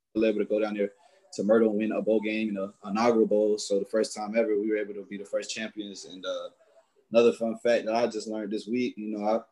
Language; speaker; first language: English; native; English